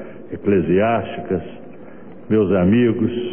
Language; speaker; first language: Portuguese; native; Portuguese